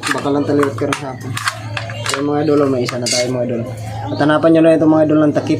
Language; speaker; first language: Filipino; non-native, local second language; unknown